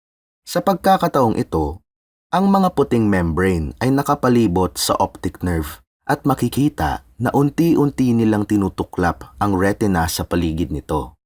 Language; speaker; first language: Filipino; native; Filipino